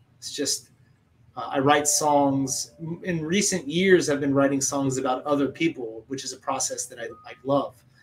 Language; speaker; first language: English; native; English